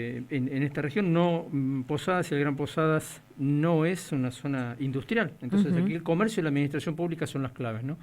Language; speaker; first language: Spanish; native; Spanish